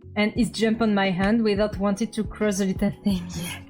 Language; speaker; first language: English; non-native, fluent; French